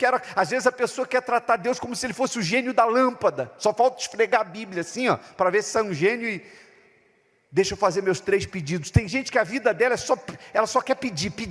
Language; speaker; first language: Portuguese; native; Portuguese